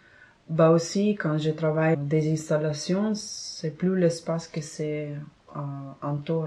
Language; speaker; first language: French; non-native, fluent; Italian